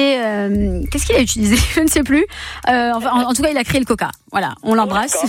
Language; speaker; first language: French; native; French